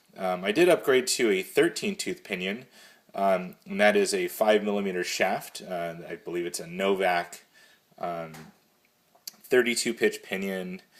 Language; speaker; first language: English; native; English